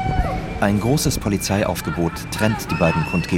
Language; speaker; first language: German; native; German